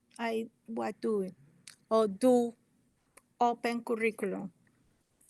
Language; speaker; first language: English; non-native, learner; Spanish